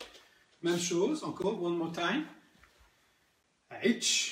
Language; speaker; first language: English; non-native, learner; French